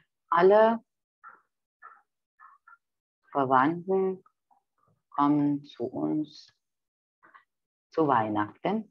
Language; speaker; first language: German; non-native, fluent; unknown